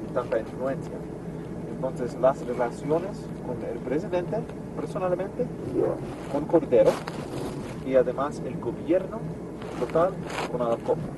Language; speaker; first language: Spanish; non-native, fluent; English